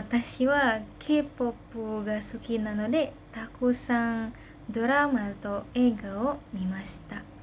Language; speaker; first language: Japanese; non-native, learner; Indonesian